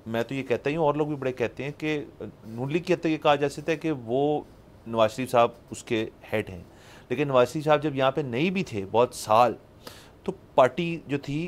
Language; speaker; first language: Urdu; native; Urdu